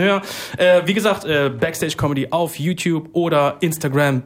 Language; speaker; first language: German; native; German